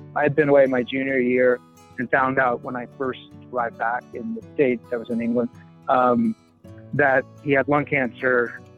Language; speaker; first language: English; native; English